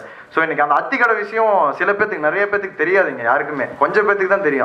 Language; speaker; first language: Tamil; native; Tamil